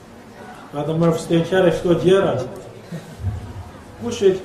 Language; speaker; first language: Russian; non-native, learner; Chinese